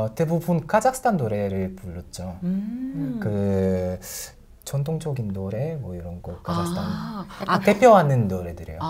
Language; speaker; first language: Korean; non-native, learner; Russian